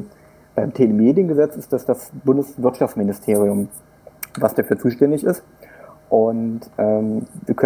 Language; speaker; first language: German; native; German